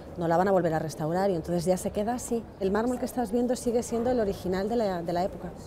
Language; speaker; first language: Spanish; native; Spanish